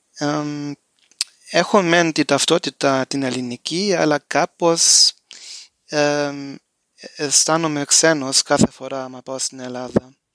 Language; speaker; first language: Greek; early bilingual, heritage; Greek